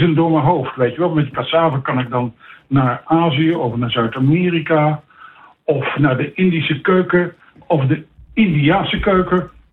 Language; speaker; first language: Dutch; native; Dutch